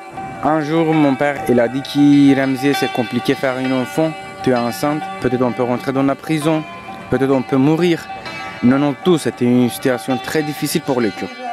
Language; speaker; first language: French; non-native, learner; Kurdish